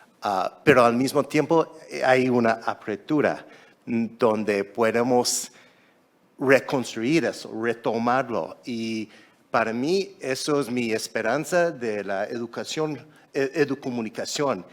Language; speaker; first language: Spanish; non-native, fluent; English